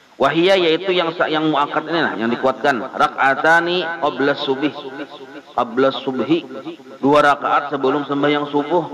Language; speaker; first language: Indonesian; non-native, local second language; Banjar